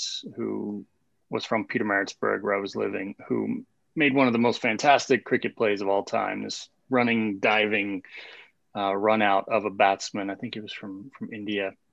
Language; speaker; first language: English; native; English